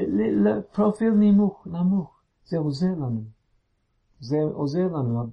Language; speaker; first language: Hebrew; non-native, fluent; English